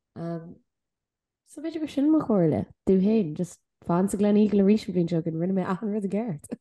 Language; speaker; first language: Irish; native; Irish